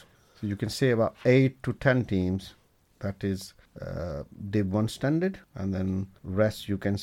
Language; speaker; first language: English; non-native, local second language; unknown